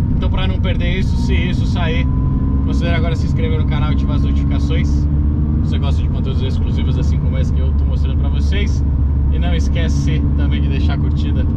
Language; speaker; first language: Portuguese; native; Portuguese